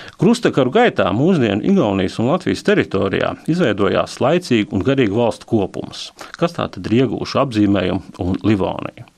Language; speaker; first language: Latvian; native; Latvian